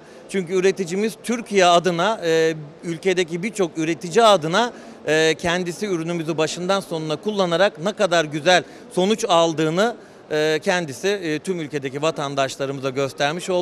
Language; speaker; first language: Turkish; native; Turkish